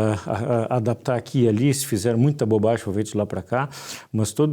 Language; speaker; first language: Portuguese; native; Portuguese